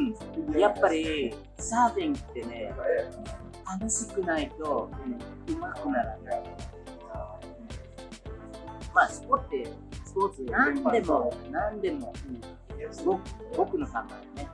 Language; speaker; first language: Japanese; non-native, fluent; Indonesian